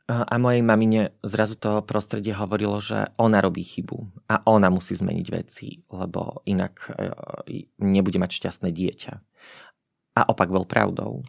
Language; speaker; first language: Slovak; native; Slovak